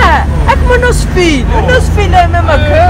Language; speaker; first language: Portuguese; early bilingual, heritage; Portuguese